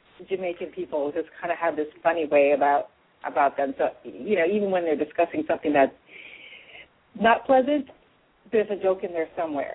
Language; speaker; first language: English; native; English